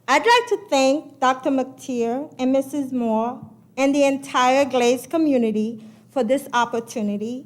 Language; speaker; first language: English; early bilingual, other home language; Haitian Creole